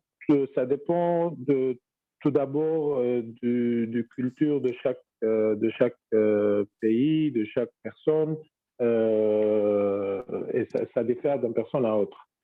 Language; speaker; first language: French; non-native, fluent; Arabic